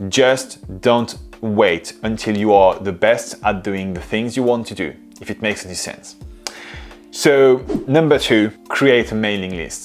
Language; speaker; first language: English; non-native, fluent; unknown